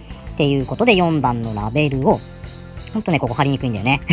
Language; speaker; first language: Japanese; native; Japanese